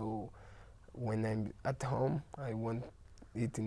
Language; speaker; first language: English; non-native, learner; Portuguese